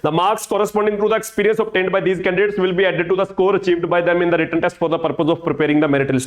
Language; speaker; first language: English; non-native, local second language; Punjabi